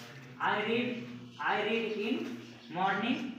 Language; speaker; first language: English; non-native, learner; Hindi